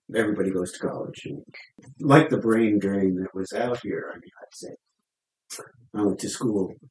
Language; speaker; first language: English; native; English